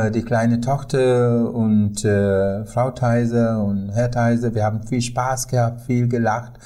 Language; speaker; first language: German; non-native, fluent; Sinhala